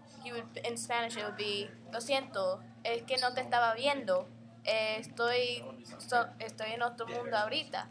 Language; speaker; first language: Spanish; early bilingual, heritage; English